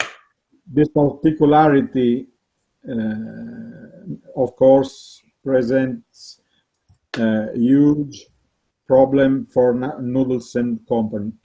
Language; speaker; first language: English; non-native, learner; Italian